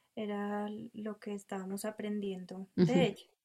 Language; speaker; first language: Spanish; native; Spanish